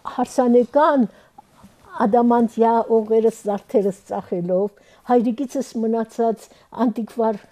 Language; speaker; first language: Armenian; early bilingual, heritage; Armenian